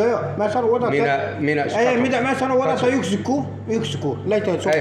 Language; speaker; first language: Finnish; non-native, learner; Turkish